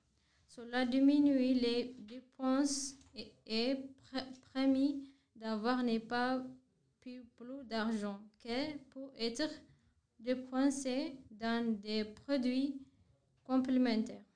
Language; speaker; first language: French; non-native, learner; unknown